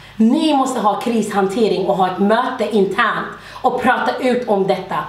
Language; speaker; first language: Swedish; early bilingual, other home language; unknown